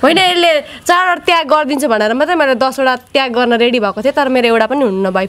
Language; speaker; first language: Nepali; native; Nepali